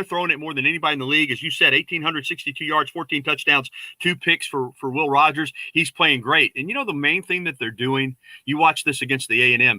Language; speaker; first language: English; native; English